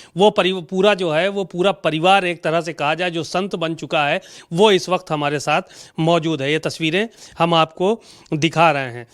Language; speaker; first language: Hindi; native; Hindi